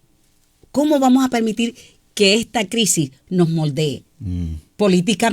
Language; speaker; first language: Spanish; native; Spanish